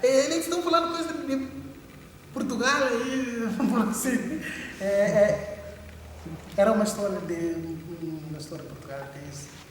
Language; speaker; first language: Portuguese; non-native, local second language; Upper Guinea Crioulo